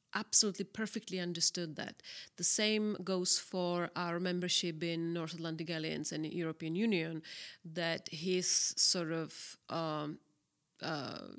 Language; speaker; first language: English; non-native, fluent; Czech